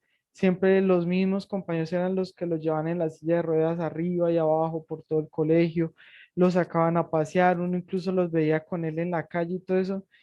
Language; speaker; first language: Spanish; native; Spanish